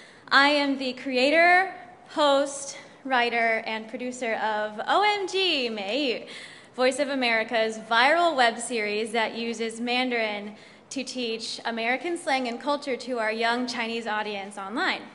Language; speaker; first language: English; native; English